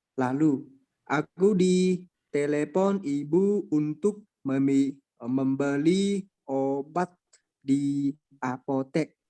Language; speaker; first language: Indonesian; non-native, learner; Chinese